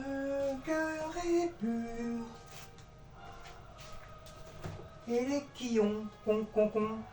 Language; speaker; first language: French; native; French